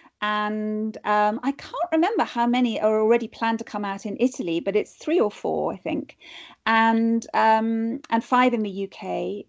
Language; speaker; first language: English; native; English